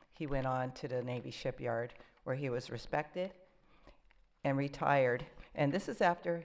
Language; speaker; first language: English; native; English